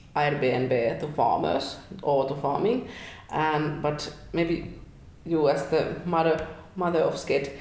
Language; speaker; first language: English; non-native, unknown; Finnish